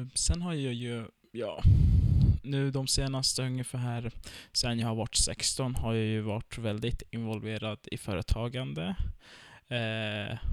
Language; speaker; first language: Swedish; early bilingual, other home language; Turkish